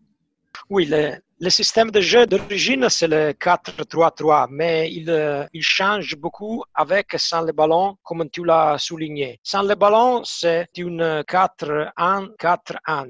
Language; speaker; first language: French; non-native, fluent; Italian